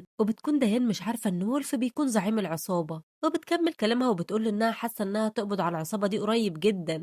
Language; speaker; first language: Arabic; native; Arabic